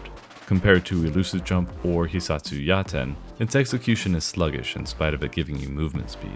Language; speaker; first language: English; native; English